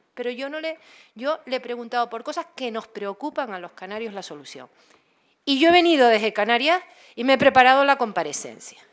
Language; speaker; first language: Spanish; native; Spanish